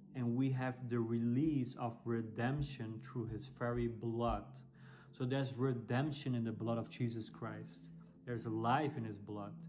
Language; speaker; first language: English; non-native, fluent; Dutch